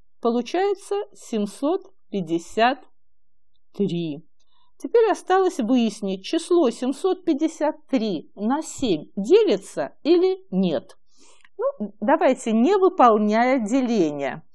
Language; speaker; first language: Russian; native; Russian